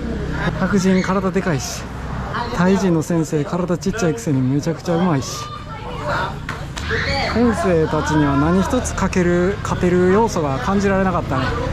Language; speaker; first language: Japanese; native; Japanese